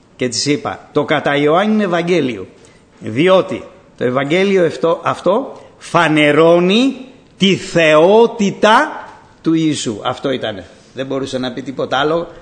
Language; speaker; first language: Greek; native; Greek